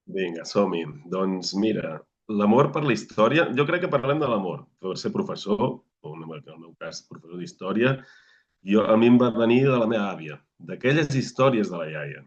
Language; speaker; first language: Catalan; native; Catalan